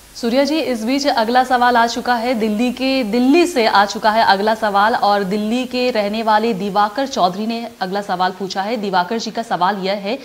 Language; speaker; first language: Hindi; native; Hindi